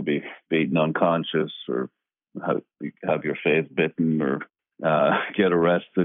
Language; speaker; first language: English; native; English